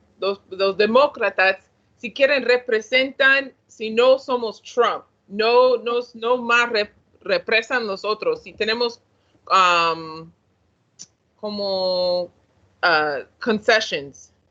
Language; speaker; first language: Spanish; non-native, learner; English